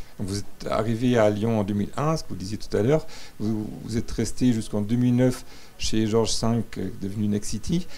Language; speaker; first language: French; native; French